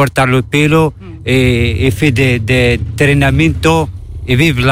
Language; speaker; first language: Spanish; non-native, learner; Arabic